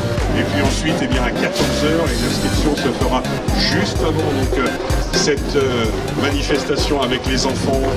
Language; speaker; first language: French; native; French